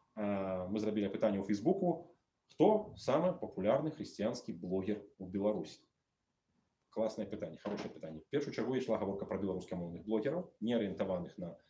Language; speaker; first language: Belarusian; non-native, local second language; Russian